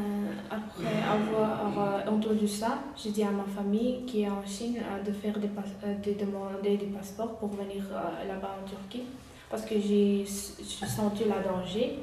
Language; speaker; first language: French; non-native, learner; Uyghur